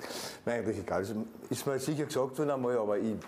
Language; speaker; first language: German; native; German